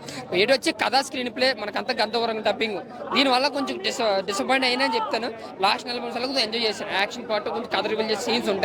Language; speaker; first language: Telugu; native; Telugu